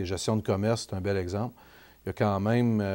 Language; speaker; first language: French; native; French